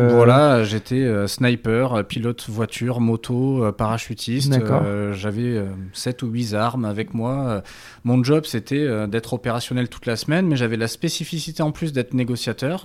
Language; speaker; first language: French; native; French